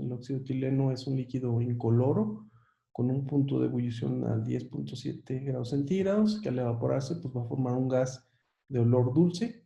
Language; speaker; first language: Spanish; native; Spanish